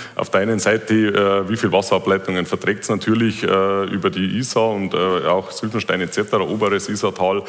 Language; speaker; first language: German; native; German